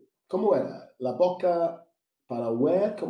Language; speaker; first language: Spanish; non-native, fluent; English